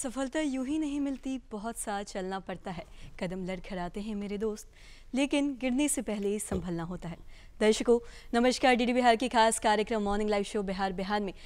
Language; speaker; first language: Hindi; native; Hindi